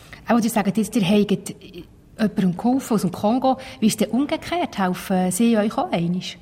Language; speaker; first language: German; native; German